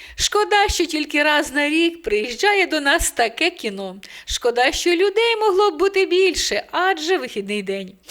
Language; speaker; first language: Ukrainian; native; Ukrainian